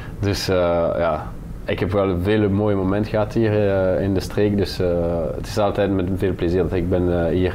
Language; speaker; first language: Dutch; non-native, local second language; French